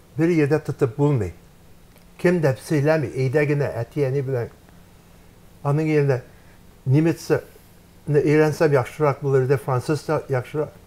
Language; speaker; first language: Tatar; early bilingual, heritage; Tatar